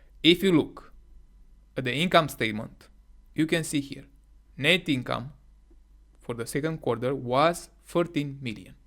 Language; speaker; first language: English; non-native, fluent; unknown